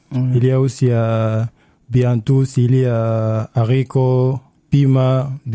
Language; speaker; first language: French; non-native, learner; Arabic